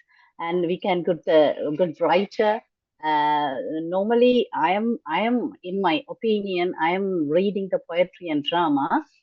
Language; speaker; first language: English; non-native, learner; Tamil